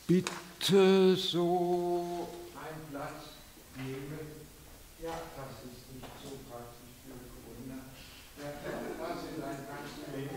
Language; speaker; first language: German; non-native, fluent; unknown